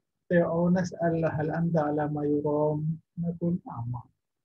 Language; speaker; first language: Arabic; non-native, fluent; Indonesian